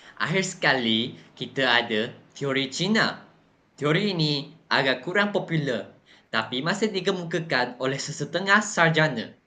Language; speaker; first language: Malay; non-native, local second language; Chinese